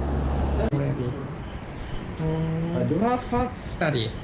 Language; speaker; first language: English; non-native, learner; Japanese